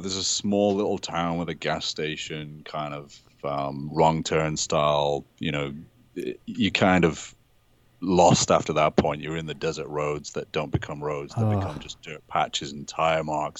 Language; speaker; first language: English; native; English